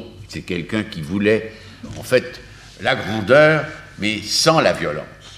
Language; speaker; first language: French; native; French